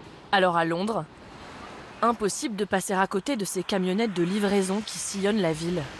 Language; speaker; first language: French; native; French